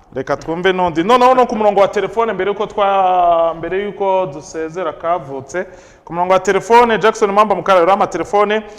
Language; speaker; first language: Kinyarwanda; native; Kinyarwanda